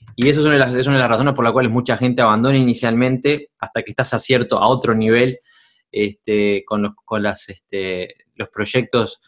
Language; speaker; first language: Spanish; native; Spanish